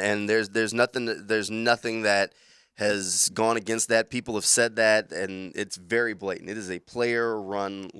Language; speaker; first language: English; native; English